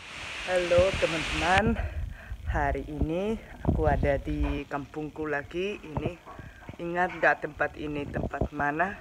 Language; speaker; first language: Indonesian; non-native, fluent; Spanish